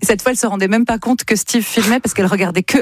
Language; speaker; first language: French; native; French